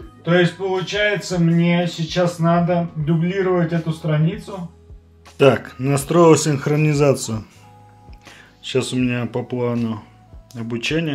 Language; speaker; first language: Russian; native; Russian